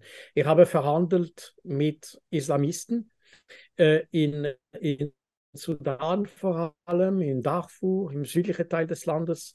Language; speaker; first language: German; non-native, fluent; French